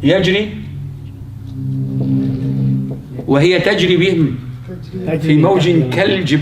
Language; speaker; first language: Arabic; non-native, fluent; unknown